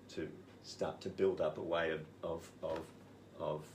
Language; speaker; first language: English; native; English